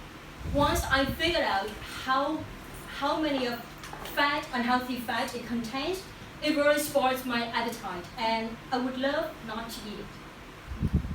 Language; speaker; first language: English; non-native, learner; Vietnamese